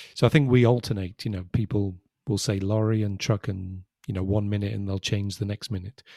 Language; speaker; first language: English; native; English